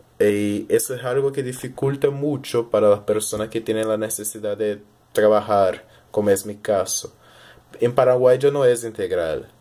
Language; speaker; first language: Spanish; early bilingual, heritage; Portuguese